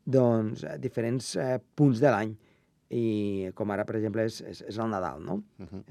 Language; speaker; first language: Catalan; native; Catalan